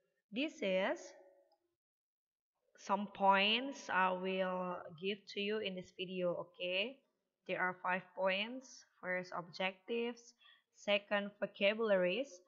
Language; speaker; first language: English; non-native, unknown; Indonesian